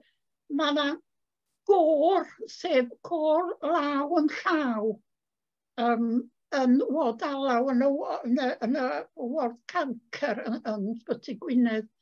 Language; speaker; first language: Welsh; native; Welsh